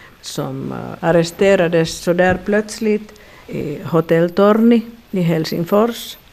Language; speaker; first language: Swedish; non-native, local second language; Finnish